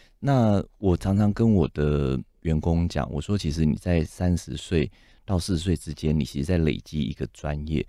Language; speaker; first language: Chinese; native; Chinese